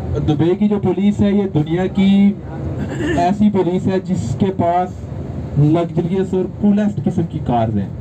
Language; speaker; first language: Urdu; non-native, local second language; Punjabi